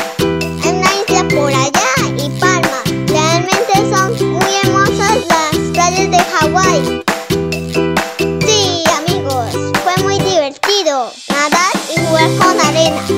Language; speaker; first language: Spanish; early bilingual, heritage; Spanish